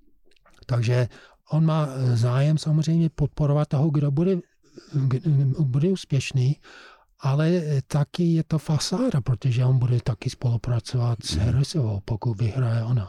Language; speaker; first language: Czech; non-native, fluent; English